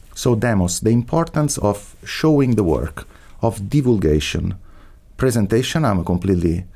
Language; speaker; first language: English; non-native, fluent; Italian